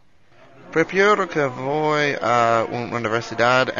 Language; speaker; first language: Spanish; non-native, learner; English